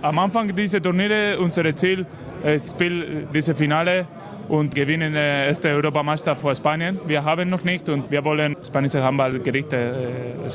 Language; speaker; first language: German; non-native, learner; Spanish